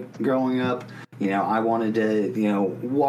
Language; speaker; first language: English; native; English